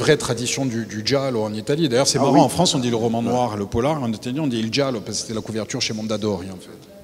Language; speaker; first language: French; native; French